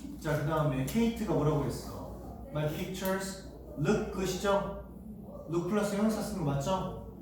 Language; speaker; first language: Korean; native; Korean